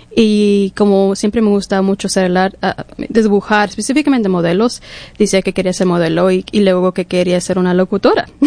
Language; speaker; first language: Spanish; early bilingual, heritage; English